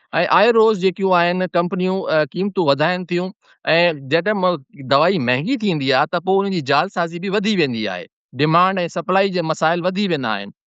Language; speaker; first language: Sindhi; non-native, local second language; Urdu